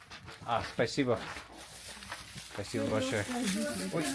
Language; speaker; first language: Russian; non-native, learner; English